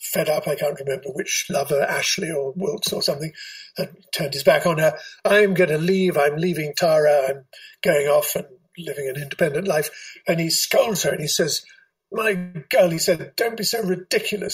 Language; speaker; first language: English; native; English